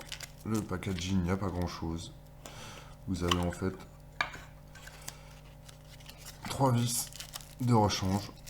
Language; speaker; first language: French; native; French